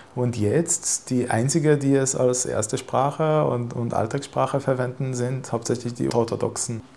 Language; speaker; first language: German; non-native, fluent; Hebrew